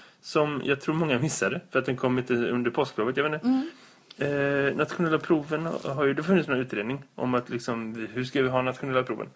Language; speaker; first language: Swedish; native; Swedish